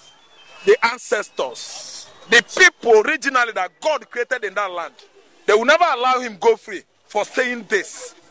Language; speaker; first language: English; non-native, local second language; Igbo